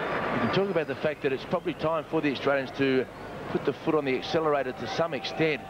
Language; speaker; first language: English; native; English